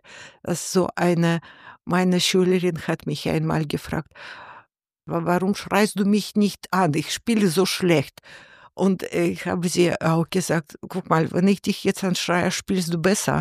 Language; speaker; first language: German; non-native, learner; Russian